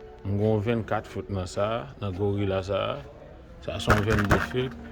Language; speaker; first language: French; non-native, learner; Haitian Creole